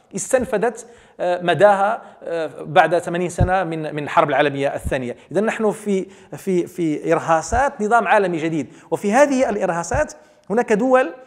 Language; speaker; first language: Arabic; native; Arabic